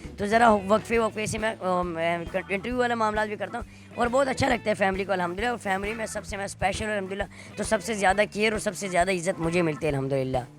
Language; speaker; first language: Urdu; non-native, local second language; Pashto